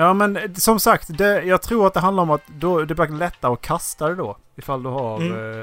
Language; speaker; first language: Swedish; native; Swedish